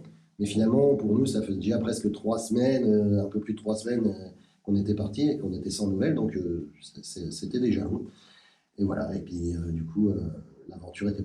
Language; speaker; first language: French; native; French